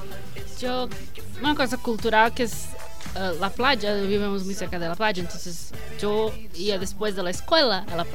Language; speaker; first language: Spanish; non-native, learner; Portuguese